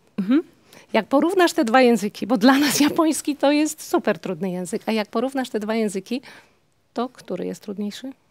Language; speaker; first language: Polish; native; Polish